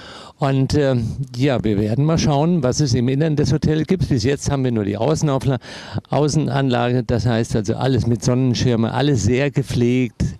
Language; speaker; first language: German; native; German